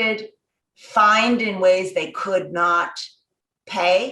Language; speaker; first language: English; native; English